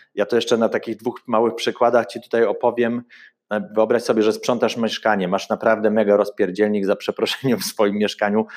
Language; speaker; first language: Polish; early bilingual, heritage; Polish